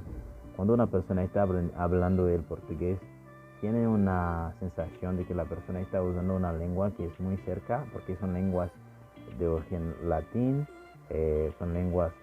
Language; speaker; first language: Spanish; non-native, fluent; Haitian Creole